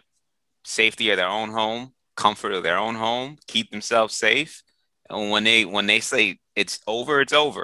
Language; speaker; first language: English; native; English